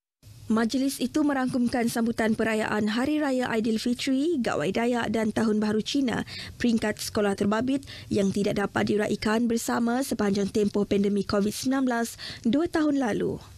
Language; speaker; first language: Malay; native; Malay